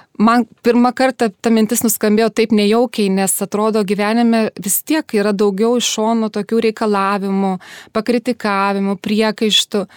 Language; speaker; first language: Lithuanian; native; Lithuanian